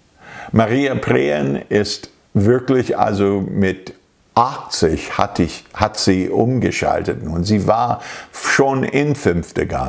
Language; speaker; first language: German; non-native, fluent; English